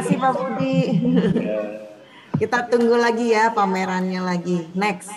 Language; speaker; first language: Indonesian; native; Indonesian